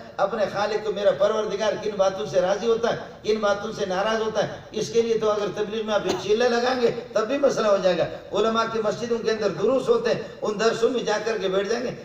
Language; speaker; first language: Urdu; non-native, local second language; Brahui